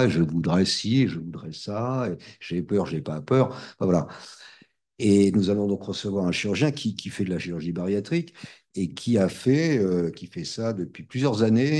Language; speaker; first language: French; native; French